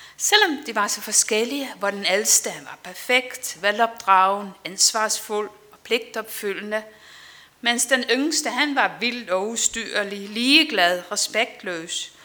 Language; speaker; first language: Danish; non-native, fluent; Dutch